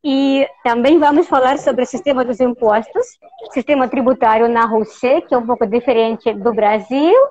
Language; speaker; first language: Portuguese; non-native, fluent; Russian